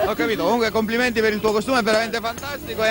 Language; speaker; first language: Italian; native; Italian